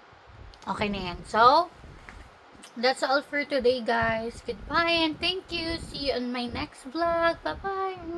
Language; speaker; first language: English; non-native, local second language; Filipino